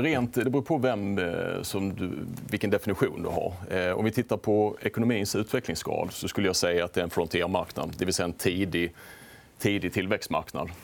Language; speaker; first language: Swedish; native; Swedish